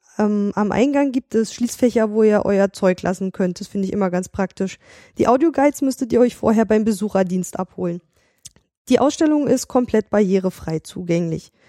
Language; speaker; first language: German; native; German